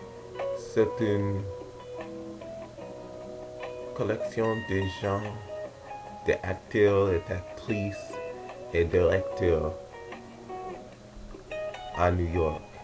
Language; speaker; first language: French; non-native, learner; English